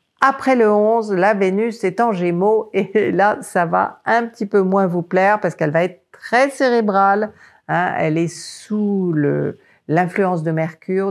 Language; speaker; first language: French; native; French